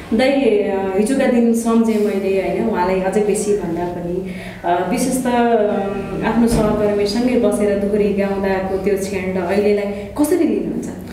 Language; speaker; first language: Nepali; native; Nepali